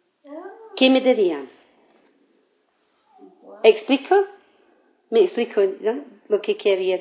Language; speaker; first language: Spanish; non-native, fluent; English